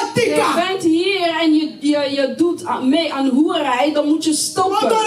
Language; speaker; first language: Dutch; non-native, learner; Lingala